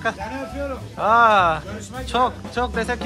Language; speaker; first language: Turkish; non-native, learner; Korean